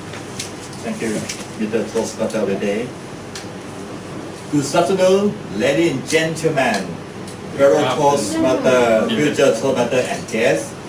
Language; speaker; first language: English; non-native, learner; Thai